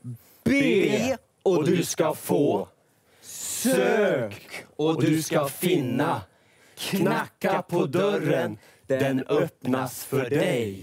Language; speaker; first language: Swedish; native; Swedish